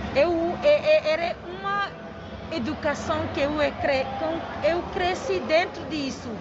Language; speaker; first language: Portuguese; non-native, learner; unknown